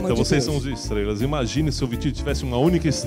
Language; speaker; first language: Portuguese; native; Portuguese